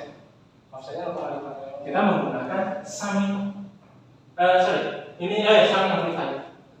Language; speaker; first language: Indonesian; native; Indonesian